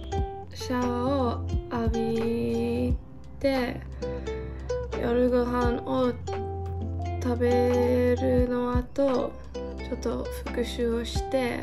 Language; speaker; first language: Japanese; non-native, learner; English